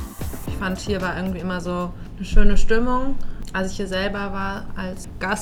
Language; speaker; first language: German; native; German